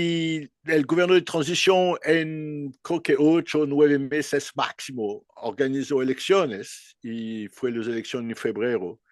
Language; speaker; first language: Spanish; non-native, learner; French